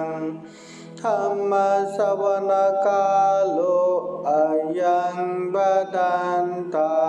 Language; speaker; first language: Hindi; non-native, local second language; Marathi